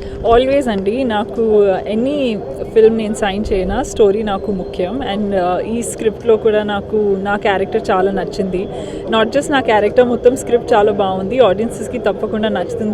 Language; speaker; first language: Telugu; non-native, local second language; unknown